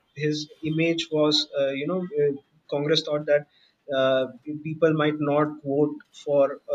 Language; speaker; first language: English; non-native, local second language; Hindi